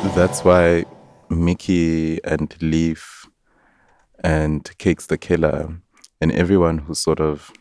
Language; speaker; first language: English; non-native, local second language; Zulu